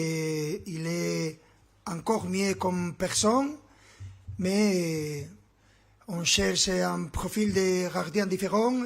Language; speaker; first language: French; non-native, fluent; Spanish